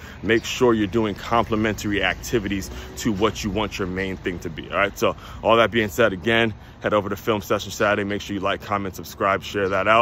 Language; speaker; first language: English; native; English